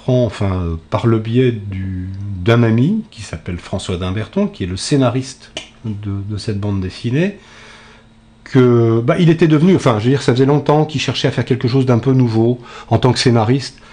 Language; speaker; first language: French; native; French